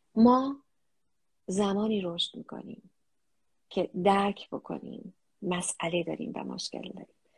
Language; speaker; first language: Persian; native; Persian